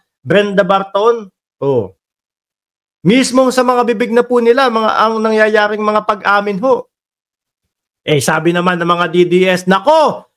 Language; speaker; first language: Filipino; native; Filipino